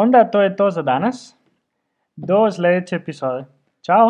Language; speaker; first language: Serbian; non-native, fluent; Spanish